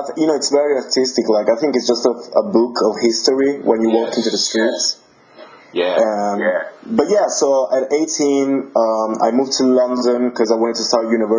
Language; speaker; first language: English; non-native, fluent; Italian